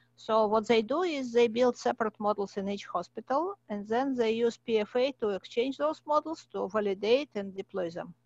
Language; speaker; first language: English; non-native, fluent; Russian